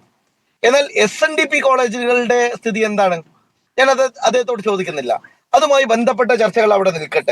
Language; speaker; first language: Malayalam; native; Malayalam